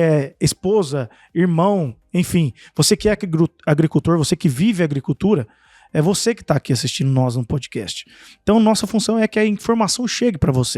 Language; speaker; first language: Portuguese; native; Portuguese